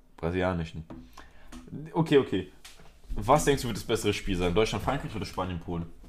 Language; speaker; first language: German; early bilingual, other home language; Spanish